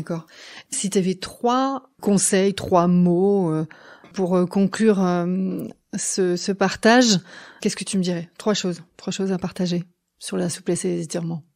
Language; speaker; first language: French; native; French